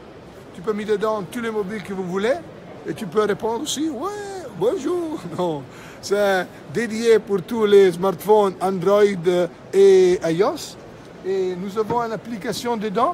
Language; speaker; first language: French; non-native, fluent; Italian